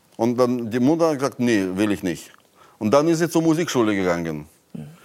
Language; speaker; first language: German; non-native, fluent; Russian